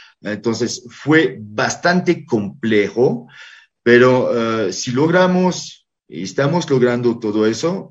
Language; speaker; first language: Spanish; non-native, fluent; French